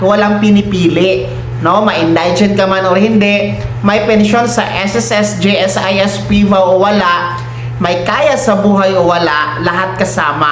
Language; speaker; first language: Filipino; native; Filipino